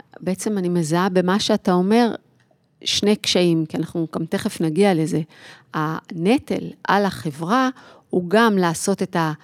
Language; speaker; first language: Hebrew; native; Hebrew